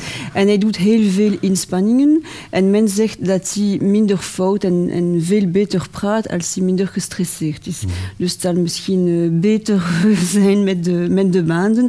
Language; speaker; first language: Dutch; non-native, local second language; French